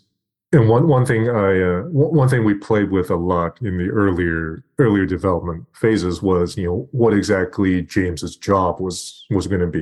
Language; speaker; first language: English; native; English